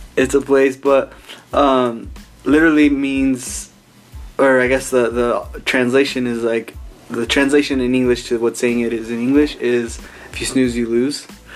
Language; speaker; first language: English; native; English